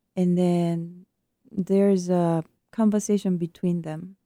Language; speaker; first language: English; non-native, fluent; Japanese